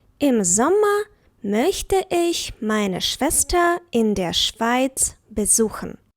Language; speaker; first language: German; non-native, fluent; Ukrainian